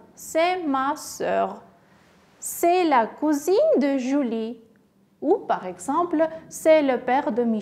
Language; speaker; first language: French; non-native, fluent; Armenian